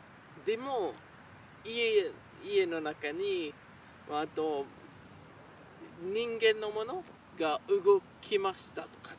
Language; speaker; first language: Japanese; non-native, learner; French